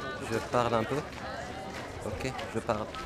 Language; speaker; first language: French; non-native, fluent; Arabic